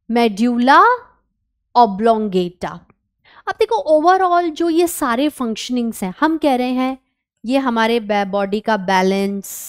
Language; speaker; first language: Hindi; native; Hindi